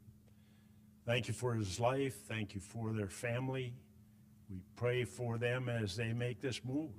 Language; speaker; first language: English; native; English